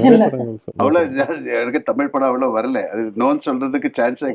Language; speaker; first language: Tamil; non-native, learner; Malayalam